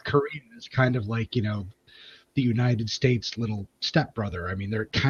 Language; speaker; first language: English; native; English